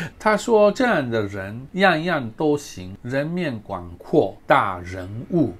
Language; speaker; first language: Chinese; non-native, fluent; Japanese